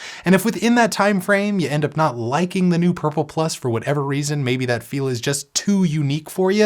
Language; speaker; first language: English; native; English